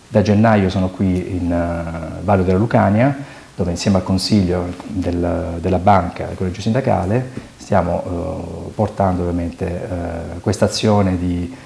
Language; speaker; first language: Italian; native; Italian